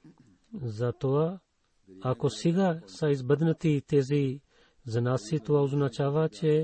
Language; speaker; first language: Bulgarian; non-native, fluent; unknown